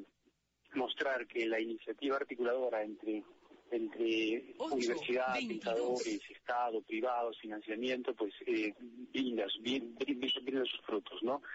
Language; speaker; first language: Spanish; native; Spanish